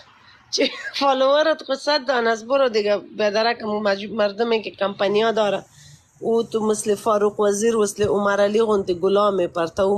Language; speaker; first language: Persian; non-native, local second language; Pashto